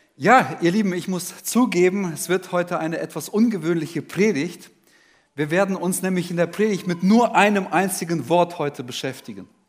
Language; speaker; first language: German; early bilingual, other home language; Russian